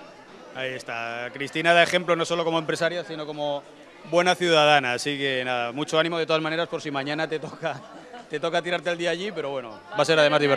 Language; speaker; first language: Spanish; native; Spanish